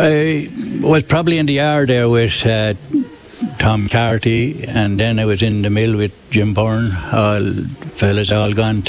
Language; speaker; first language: English; native; English